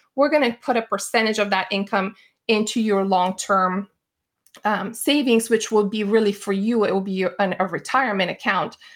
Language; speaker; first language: English; non-native, fluent; Bulgarian